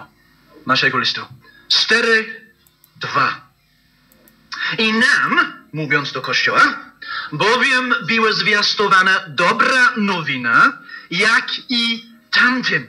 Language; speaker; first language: Polish; non-native, learner; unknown